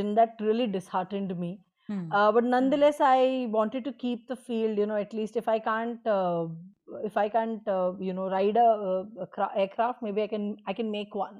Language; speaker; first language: English; non-native, local second language; Marathi